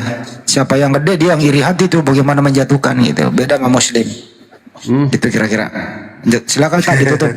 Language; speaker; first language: Indonesian; native; Indonesian